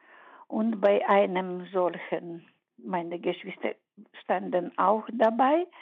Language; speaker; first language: German; early bilingual, heritage; German